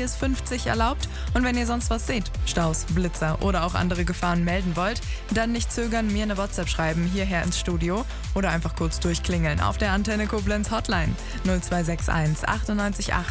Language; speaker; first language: German; native; German